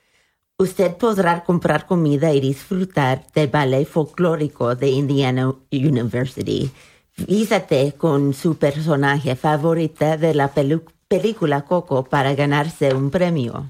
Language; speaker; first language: Spanish; early bilingual, heritage; Spanish